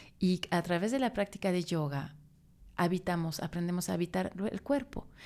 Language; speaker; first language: Spanish; non-native, fluent; French